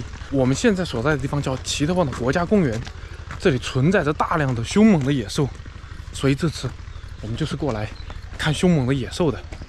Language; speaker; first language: Chinese; native; Chinese